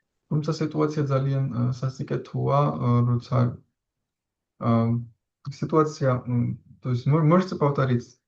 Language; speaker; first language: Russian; non-native, fluent; Georgian